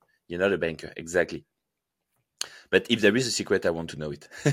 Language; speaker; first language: English; non-native, fluent; French